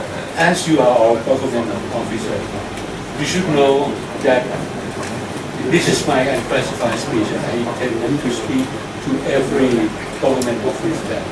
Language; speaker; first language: English; non-native, learner; Thai